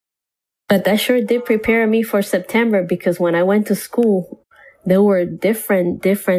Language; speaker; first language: English; early bilingual, other home language; Spanish